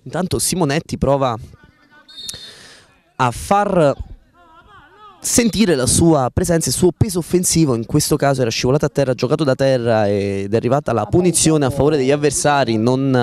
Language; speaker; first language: Italian; native; Italian